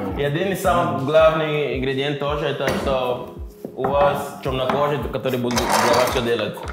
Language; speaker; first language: Russian; non-native, learner; Portuguese